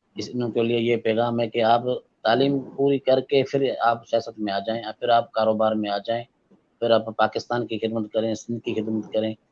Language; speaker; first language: Urdu; non-native, local second language; Sindhi